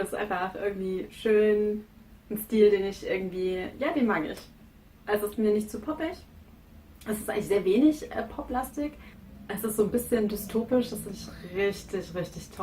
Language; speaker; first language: German; native; German